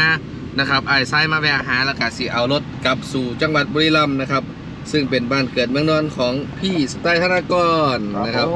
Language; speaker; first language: Thai; non-native, local second language; Northeastern Thai